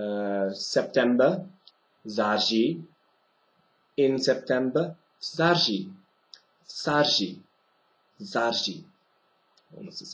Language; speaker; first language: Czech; non-native, fluent; English